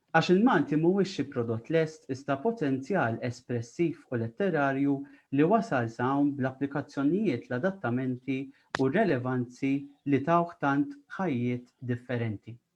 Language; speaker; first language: Maltese; native; Maltese